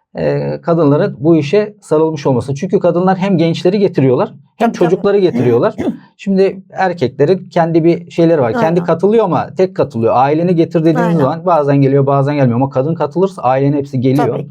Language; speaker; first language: Turkish; native; Turkish